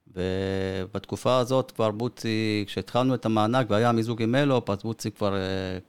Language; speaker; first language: Hebrew; early bilingual, other home language; Spanish